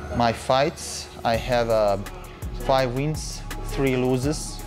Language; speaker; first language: English; non-native, learner; Bosnian